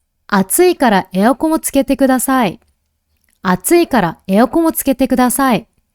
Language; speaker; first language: Japanese; non-native, fluent; Korean